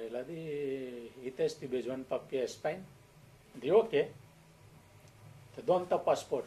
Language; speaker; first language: French; non-native, learner; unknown